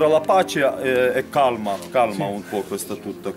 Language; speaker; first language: Italian; non-native, learner; Ukrainian